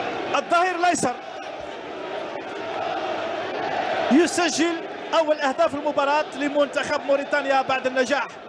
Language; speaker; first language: Arabic; native; Arabic